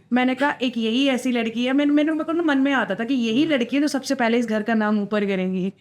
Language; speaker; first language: Hindi; native; Hindi